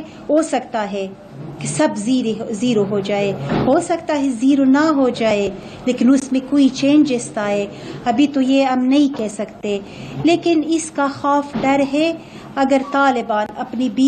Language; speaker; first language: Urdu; non-native, fluent; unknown